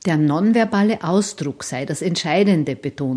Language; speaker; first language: German; native; German